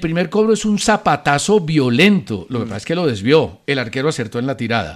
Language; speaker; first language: Spanish; native; Spanish